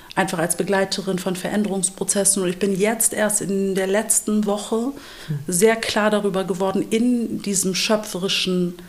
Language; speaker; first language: German; native; German